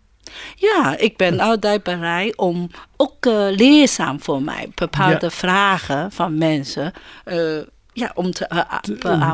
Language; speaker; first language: Dutch; non-native, learner; Chinese